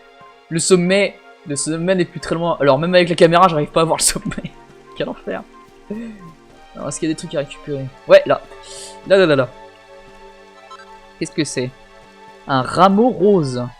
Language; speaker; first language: French; native; French